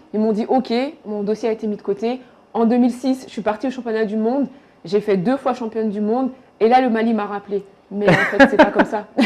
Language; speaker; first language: French; early bilingual, other home language; Bambara